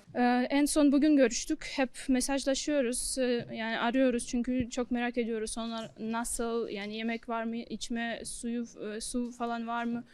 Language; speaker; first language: Turkish; non-native, learner; Ukrainian